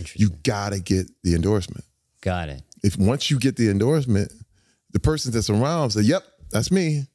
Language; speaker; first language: English; native; English